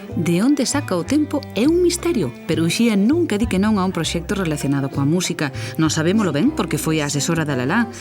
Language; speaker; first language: Galician; native; Galician